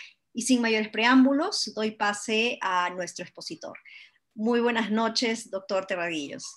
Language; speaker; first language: Spanish; native; Spanish